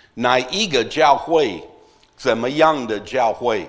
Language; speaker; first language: Chinese; non-native, fluent; English